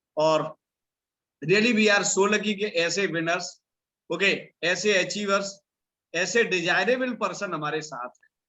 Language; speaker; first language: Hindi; native; Hindi